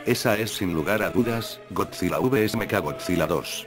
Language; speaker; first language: Spanish; native; Spanish